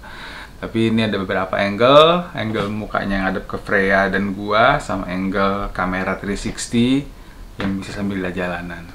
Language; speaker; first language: Indonesian; native; Indonesian